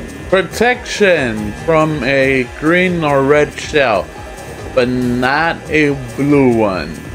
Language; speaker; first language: English; early bilingual, other home language; Spanish